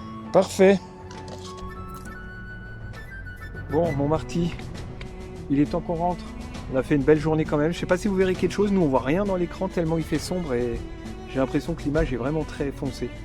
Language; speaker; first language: French; native; French